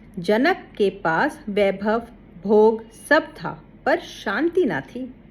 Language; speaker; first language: Hindi; native; Hindi